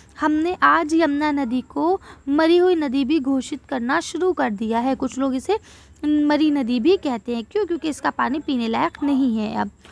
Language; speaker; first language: Hindi; native; Hindi